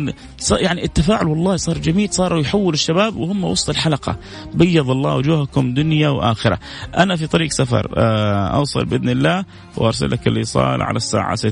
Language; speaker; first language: Arabic; native; Arabic